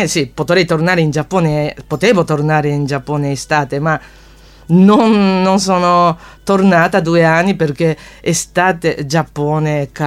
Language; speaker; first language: Italian; non-native, fluent; Japanese